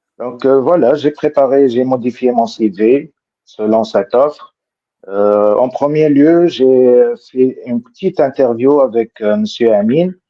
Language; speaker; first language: French; non-native, local second language; Arabic